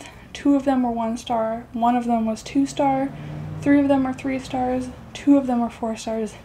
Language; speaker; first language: English; native; English